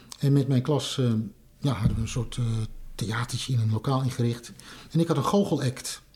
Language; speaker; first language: Dutch; native; Dutch